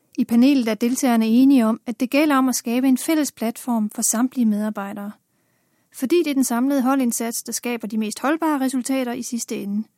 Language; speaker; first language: Danish; native; Danish